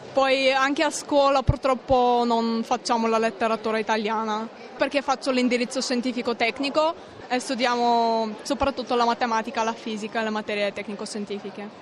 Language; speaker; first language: Italian; non-native, fluent; Bulgarian